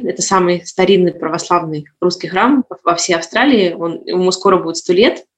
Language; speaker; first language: Russian; native; Russian